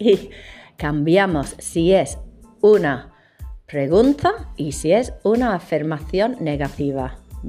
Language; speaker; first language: Spanish; non-native, fluent; English